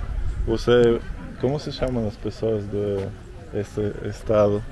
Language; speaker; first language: Portuguese; non-native, learner; Russian